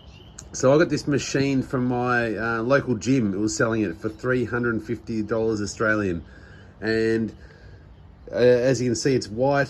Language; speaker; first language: English; native; English